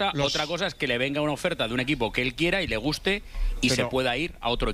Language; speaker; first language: Spanish; native; Spanish